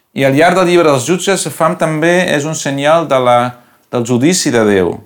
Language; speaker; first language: Catalan; non-native, local second language; Spanish